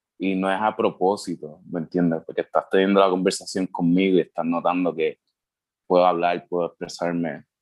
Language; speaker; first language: Spanish; native; Spanish